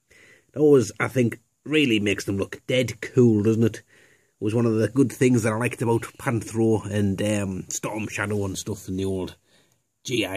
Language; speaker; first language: English; native; English